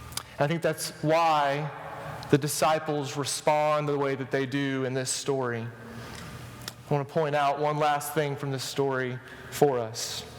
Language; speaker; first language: English; native; English